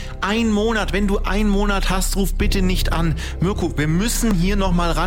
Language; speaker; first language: German; native; German